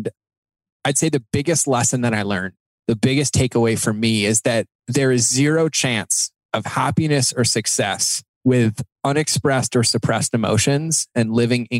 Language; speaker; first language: English; native; English